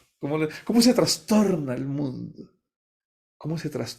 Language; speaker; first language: Spanish; native; Spanish